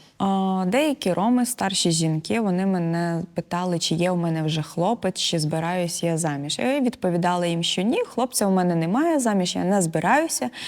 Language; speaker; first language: Ukrainian; non-native, local second language; Romany